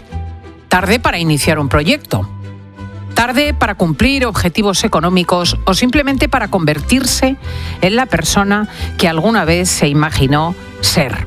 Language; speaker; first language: Spanish; native; Spanish